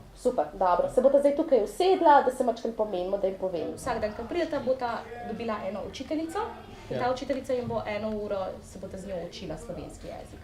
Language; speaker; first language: Slovenian; native; Slovenian